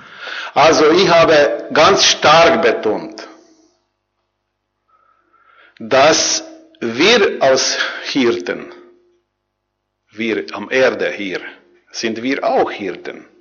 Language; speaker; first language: German; non-native, learner; Croatian